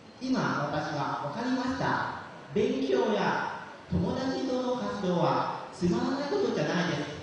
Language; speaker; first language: Japanese; non-native, learner; Lao